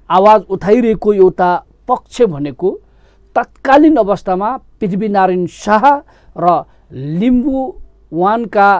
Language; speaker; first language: Nepali; non-native, local second language; Newari